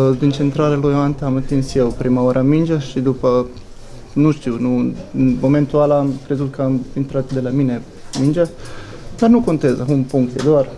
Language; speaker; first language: Romanian; non-native, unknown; Bosnian